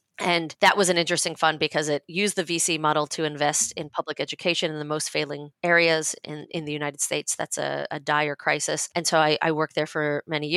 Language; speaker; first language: English; native; English